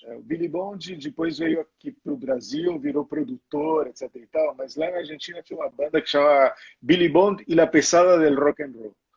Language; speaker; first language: Portuguese; non-native, fluent; Italian